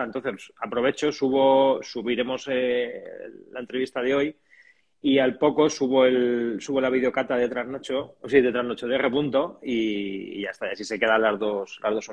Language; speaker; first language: Spanish; native; Spanish